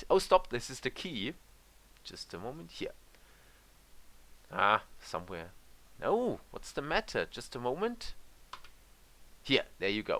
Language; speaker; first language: English; non-native, fluent; German